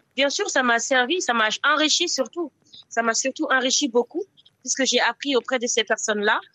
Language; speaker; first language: French; non-native, local second language; Mossi